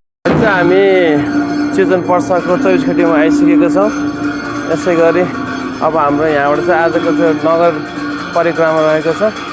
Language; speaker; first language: Nepali; non-native, local second language; Eastern Tamang